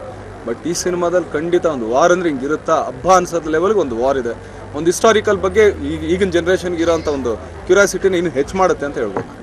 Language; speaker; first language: Kannada; native; Kannada